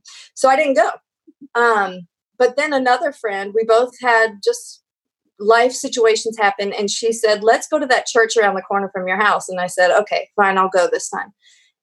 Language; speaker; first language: English; native; English